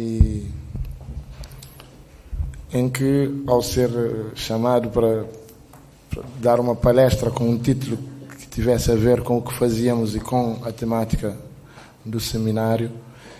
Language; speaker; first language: Portuguese; non-native, local second language; Kabuverdianu